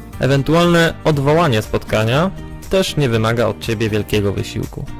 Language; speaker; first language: Polish; native; Polish